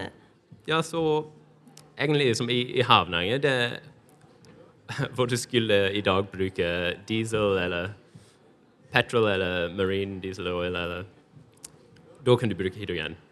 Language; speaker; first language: Norwegian; non-native, fluent; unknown